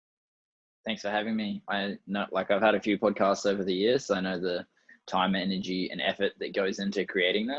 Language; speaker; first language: English; native; English